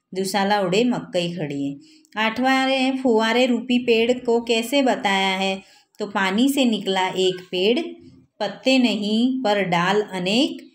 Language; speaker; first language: Hindi; non-native, local second language; Gujarati